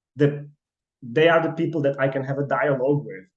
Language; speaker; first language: English; non-native, fluent; Czech